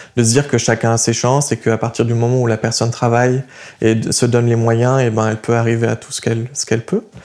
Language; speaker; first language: French; early bilingual, other home language; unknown